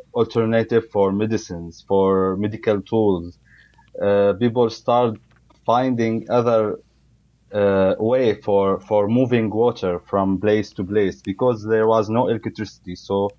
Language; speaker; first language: English; non-native, learner; Arabic